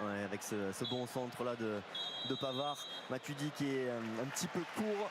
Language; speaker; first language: French; native; French